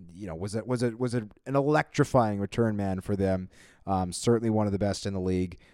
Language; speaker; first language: English; native; English